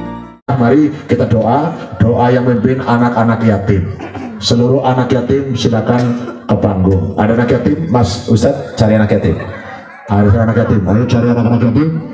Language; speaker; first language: Indonesian; non-native, local second language; Javanese